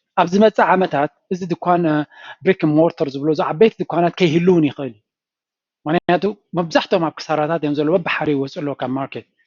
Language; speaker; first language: Tigrinya; native; Tigrinya